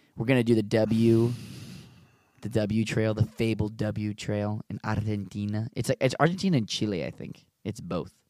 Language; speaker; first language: English; native; English